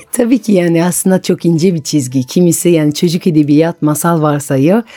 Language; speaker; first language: Turkish; non-native, fluent; French